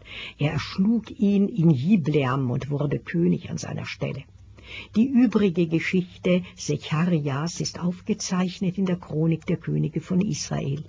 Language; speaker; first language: German; native; German